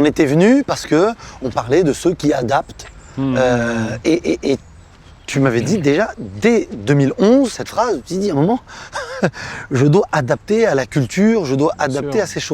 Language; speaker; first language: French; native; French